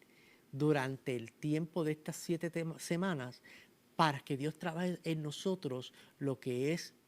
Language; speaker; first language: Spanish; native; Spanish